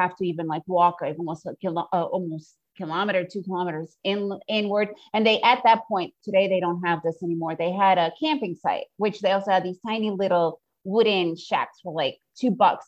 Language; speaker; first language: English; native; English